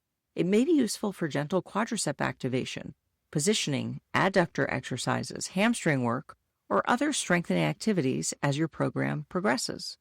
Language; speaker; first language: English; native; English